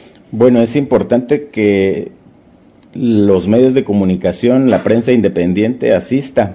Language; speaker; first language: Spanish; native; Spanish